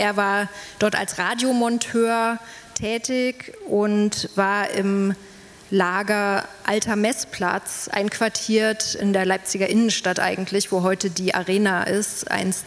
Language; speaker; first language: German; native; German